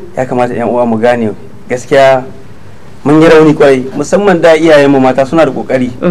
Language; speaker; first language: Hausa; non-native, local second language; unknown